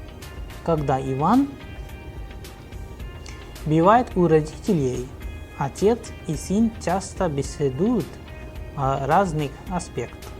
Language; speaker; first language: Russian; non-native, fluent; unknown